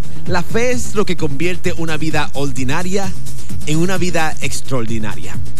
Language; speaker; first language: Spanish; native; Spanish